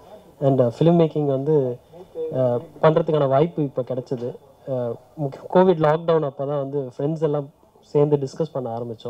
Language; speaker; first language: Tamil; native; Tamil